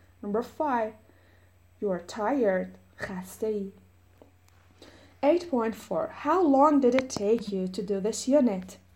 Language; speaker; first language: English; non-native, fluent; Persian